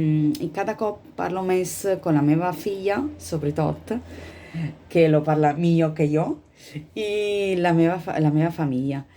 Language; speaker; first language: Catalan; non-native, learner; Italian